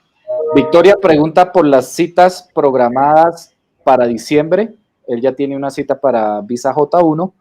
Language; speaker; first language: Spanish; native; Spanish